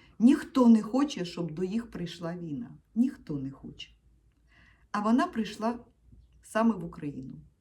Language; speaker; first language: Ukrainian; non-native, local second language; Russian